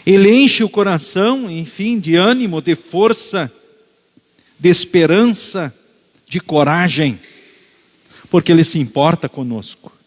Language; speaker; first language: Portuguese; native; Portuguese